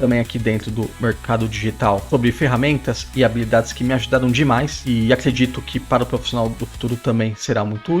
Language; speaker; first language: Portuguese; native; Portuguese